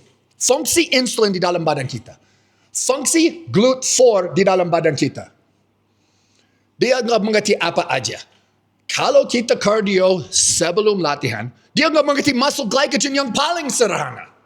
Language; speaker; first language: Indonesian; non-native, fluent; English